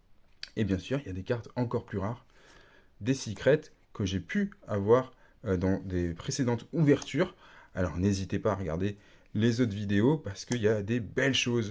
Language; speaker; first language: French; native; French